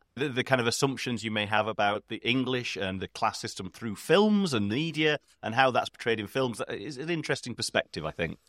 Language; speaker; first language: English; native; English